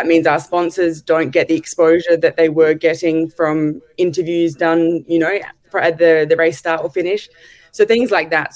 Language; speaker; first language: English; native; English